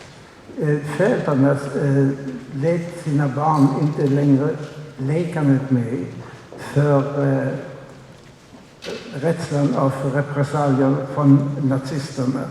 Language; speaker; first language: Swedish; non-native, fluent; German